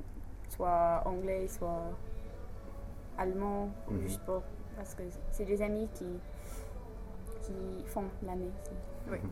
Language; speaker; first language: French; non-native, learner; English